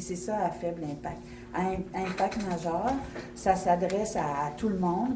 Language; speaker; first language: French; native; French